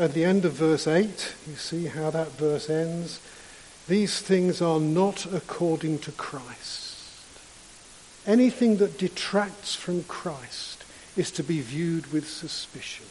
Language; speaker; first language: English; native; English